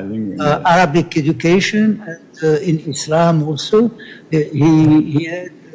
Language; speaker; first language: English; non-native, learner; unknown